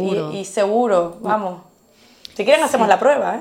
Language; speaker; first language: Spanish; native; Spanish